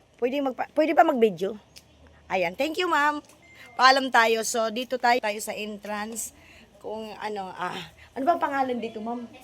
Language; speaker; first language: Filipino; non-native, local second language; Cebuano